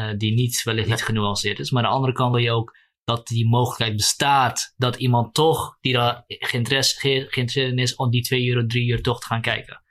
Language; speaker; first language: Dutch; native; Dutch